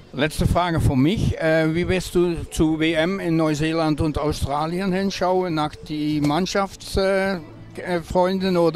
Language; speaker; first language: German; non-native, learner; Dutch